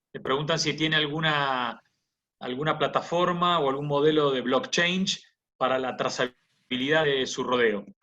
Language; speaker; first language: Spanish; native; Spanish